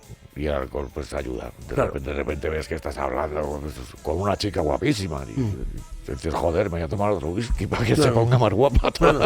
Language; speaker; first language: Spanish; native; Spanish